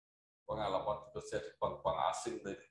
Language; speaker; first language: Indonesian; native; Indonesian